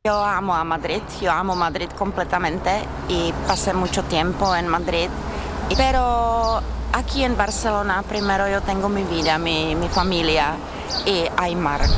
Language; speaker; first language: Spanish; non-native, fluent; Czech